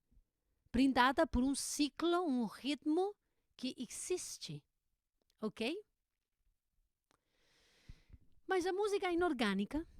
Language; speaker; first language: Portuguese; non-native, learner; Spanish